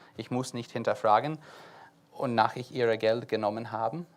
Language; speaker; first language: German; non-native, fluent; English